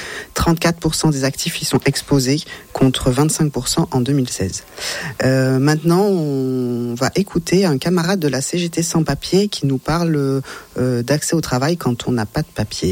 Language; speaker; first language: French; native; French